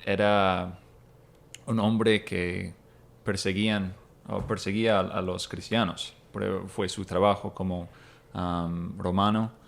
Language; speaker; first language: Spanish; non-native, fluent; English